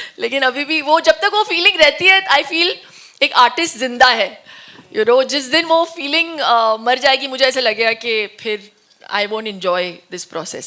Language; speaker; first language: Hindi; non-native, local second language; Tulu